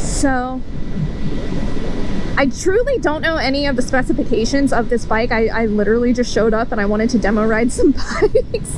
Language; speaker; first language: English; native; English